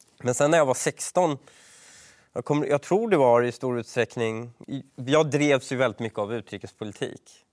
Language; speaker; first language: Swedish; early bilingual, other home language; Persian